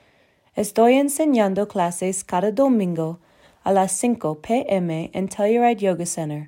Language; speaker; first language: Spanish; non-native, learner; English